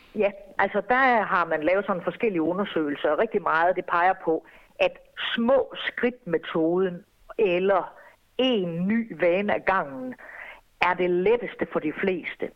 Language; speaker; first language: Danish; native; Danish